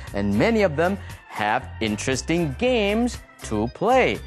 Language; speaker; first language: English; non-native, fluent; Chinese